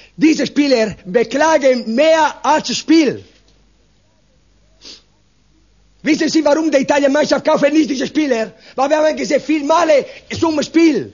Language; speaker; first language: German; non-native, learner; Italian